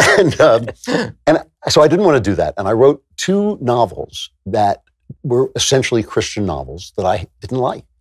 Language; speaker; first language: English; native; English